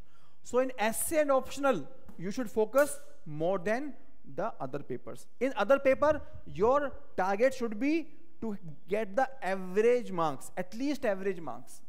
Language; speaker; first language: English; non-native, local second language; Hindi